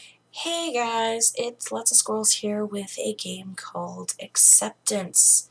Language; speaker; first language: English; native; English